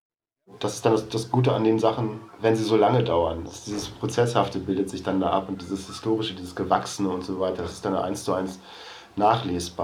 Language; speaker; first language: German; native; German